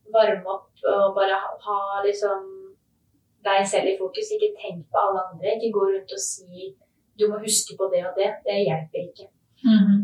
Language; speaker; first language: Norwegian; native; Norwegian